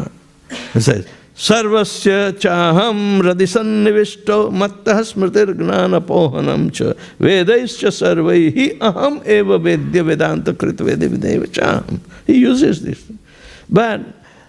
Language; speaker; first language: English; non-native, local second language; Gujarati